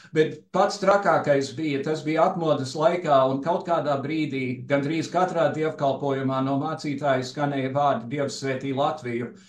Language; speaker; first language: Latvian; early bilingual, heritage; Latvian